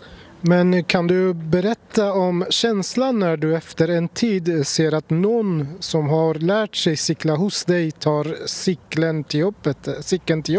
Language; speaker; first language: Swedish; non-native, fluent; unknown